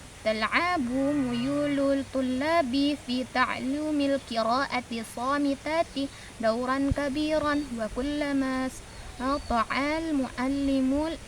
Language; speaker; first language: Arabic; non-native, learner; Indonesian